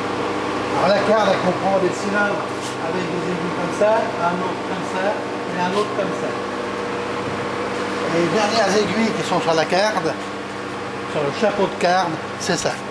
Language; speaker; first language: French; native; French